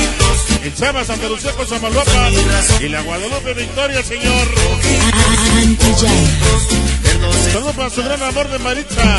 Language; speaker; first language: Spanish; native; Spanish